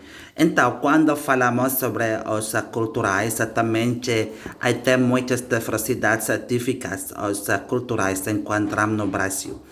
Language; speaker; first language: Portuguese; non-native, learner; Indonesian